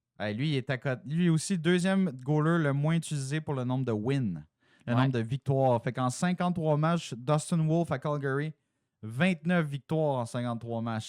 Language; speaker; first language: French; native; French